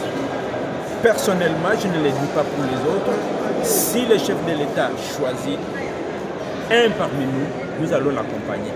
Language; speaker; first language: French; non-native, local second language; Swahili